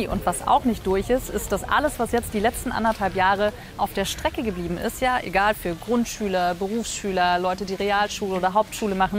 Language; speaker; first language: German; native; German